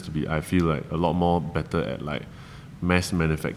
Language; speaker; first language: English; non-native, local second language; Chinese